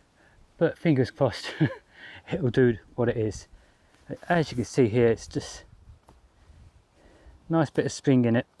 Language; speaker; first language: English; native; English